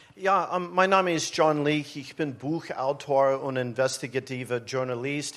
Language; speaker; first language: German; non-native, learner; English